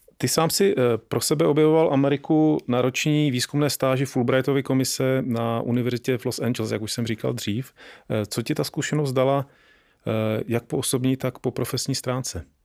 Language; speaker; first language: Czech; native; Czech